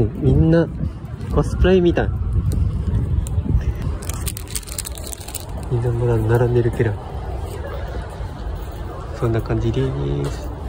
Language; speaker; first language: Japanese; non-native, fluent; Vietnamese